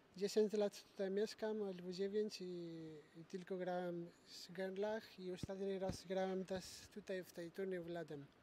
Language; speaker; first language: Polish; non-native, learner; Spanish